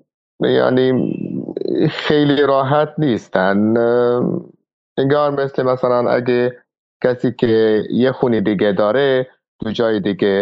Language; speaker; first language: Persian; non-native, fluent; Arabic